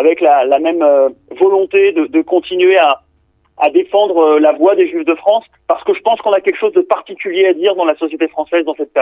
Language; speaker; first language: French; native; French